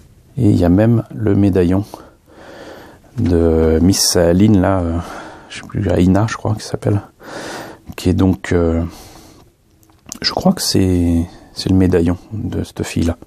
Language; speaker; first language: French; native; French